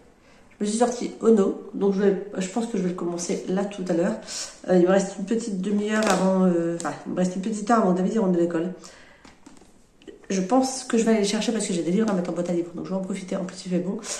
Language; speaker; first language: French; native; French